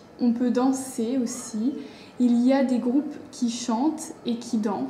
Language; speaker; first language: French; non-native, learner; English